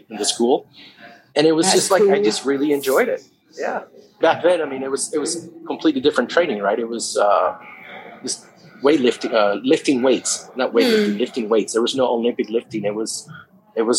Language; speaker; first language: English; non-native, fluent; Spanish